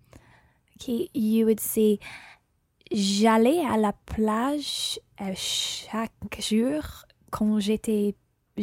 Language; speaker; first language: French; non-native, learner; English